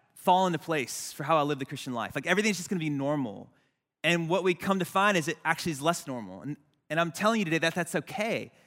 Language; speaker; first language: English; native; English